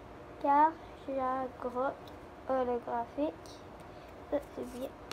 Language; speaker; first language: French; native; French